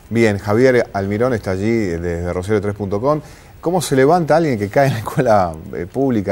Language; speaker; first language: Spanish; native; Spanish